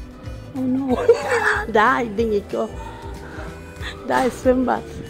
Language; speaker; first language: English; non-native, learner; Thai